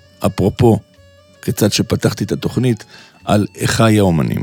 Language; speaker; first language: Hebrew; native; Hebrew